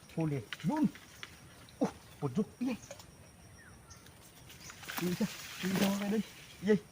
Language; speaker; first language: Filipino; non-native, local second language; Cebuano